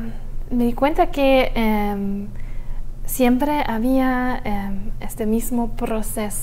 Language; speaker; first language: Spanish; non-native, fluent; German